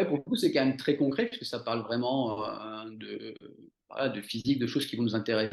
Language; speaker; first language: French; native; French